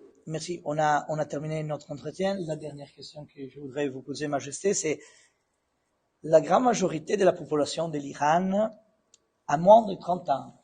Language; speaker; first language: French; non-native, fluent; Italian